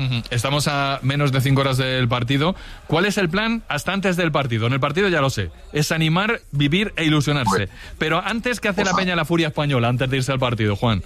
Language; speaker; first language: Spanish; native; Spanish